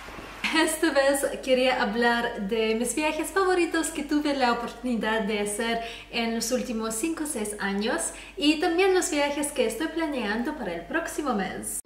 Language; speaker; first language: Spanish; non-native, fluent; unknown